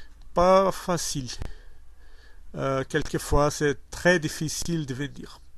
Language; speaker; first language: French; non-native, learner; Portuguese